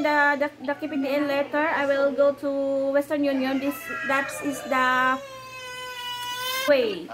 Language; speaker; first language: English; non-native, local second language; Filipino